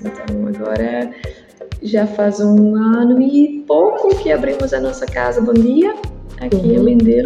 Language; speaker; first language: Portuguese; non-native, learner; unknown